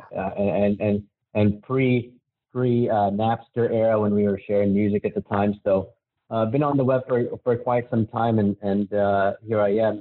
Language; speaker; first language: English; non-native, local second language; Filipino